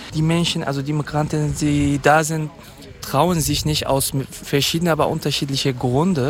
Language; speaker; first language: German; non-native, fluent; Kurdish